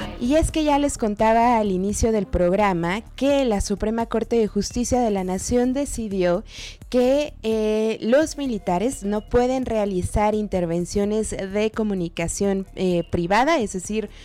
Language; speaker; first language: Spanish; native; Spanish